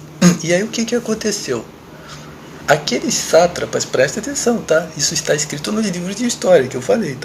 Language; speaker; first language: Portuguese; native; Portuguese